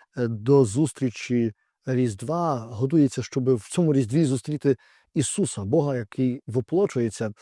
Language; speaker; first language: Ukrainian; native; Ukrainian